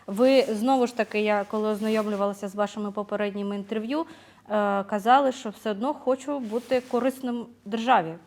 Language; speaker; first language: Ukrainian; native; Ukrainian